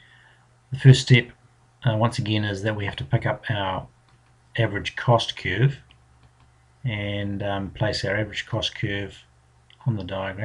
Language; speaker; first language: English; native; English